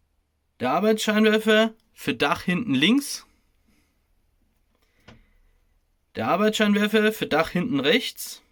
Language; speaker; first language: German; native; German